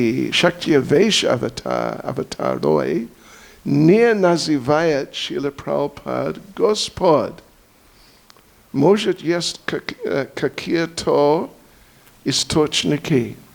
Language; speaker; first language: Russian; non-native, learner; English